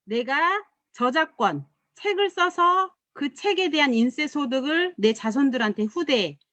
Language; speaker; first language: Korean; native; Korean